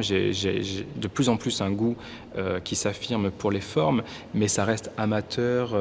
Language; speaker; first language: French; native; French